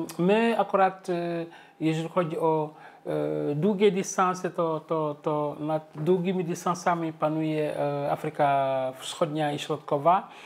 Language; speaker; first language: Polish; non-native, fluent; Wolof